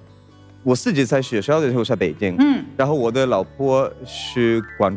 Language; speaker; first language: Chinese; non-native, fluent; Swedish